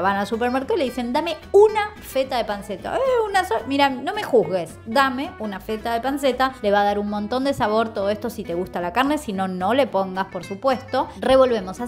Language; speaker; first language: Spanish; native; Spanish